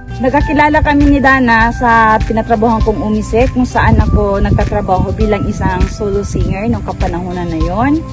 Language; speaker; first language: Filipino; non-native, local second language; Cebuano